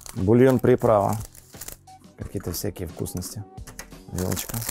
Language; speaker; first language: Russian; native; Russian